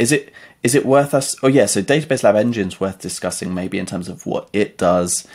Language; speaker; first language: English; native; English